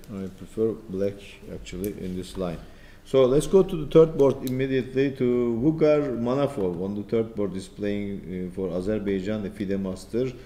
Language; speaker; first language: English; non-native, fluent; Turkish